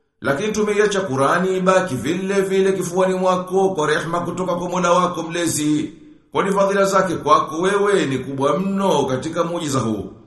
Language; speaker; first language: Swahili; native; Swahili